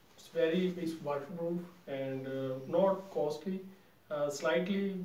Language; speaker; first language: English; non-native, local second language; Urdu